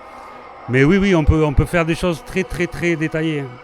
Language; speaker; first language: French; native; French